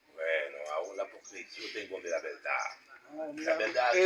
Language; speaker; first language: Spanish; non-native, learner; Haitian Creole